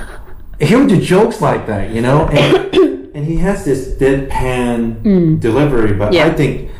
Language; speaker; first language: English; early bilingual, other home language; Japanese